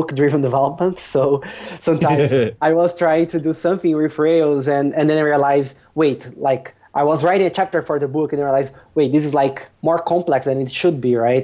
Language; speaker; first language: English; non-native, fluent; Portuguese